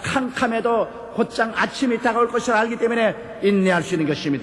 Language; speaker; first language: Korean; native; Korean